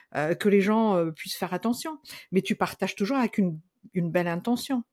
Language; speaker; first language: French; non-native, local second language; Malagasy